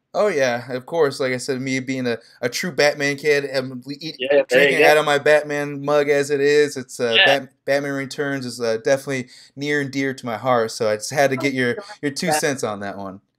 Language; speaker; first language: English; native; English